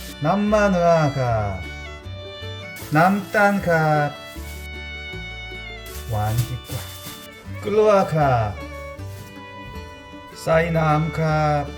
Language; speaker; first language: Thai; non-native, learner; Korean